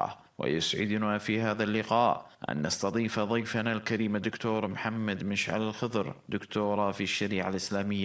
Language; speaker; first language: Arabic; native; Arabic